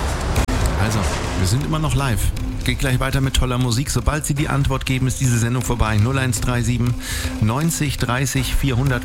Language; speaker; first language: German; native; German